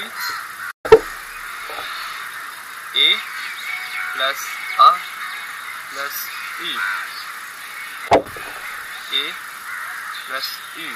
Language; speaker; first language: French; non-native, fluent; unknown